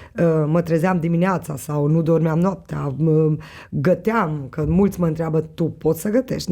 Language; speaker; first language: Romanian; non-native, local second language; Hungarian